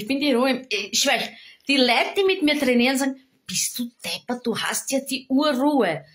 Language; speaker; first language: German; native; German